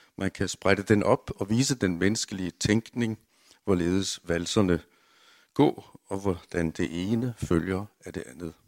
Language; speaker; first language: Danish; native; Danish